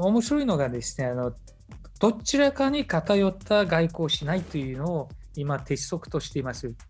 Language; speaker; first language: Japanese; non-native, fluent; Mongolian